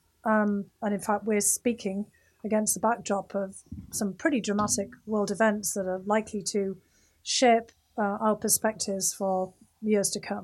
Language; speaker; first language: English; native; English